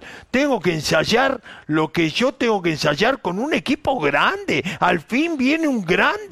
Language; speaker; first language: Spanish; native; Spanish